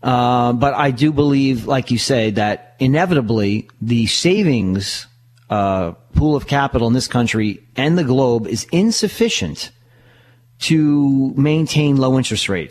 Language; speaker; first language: English; native; English